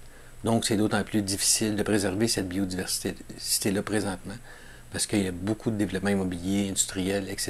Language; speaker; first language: French; native; French